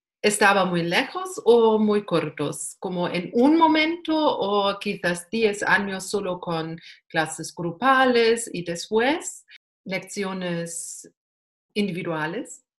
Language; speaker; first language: Spanish; non-native, learner; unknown